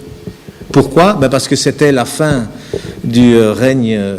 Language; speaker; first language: French; native; French